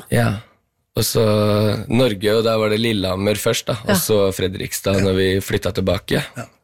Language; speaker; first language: Norwegian; early bilingual, heritage; Norwegian